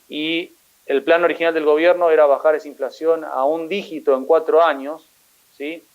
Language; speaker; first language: Spanish; native; Spanish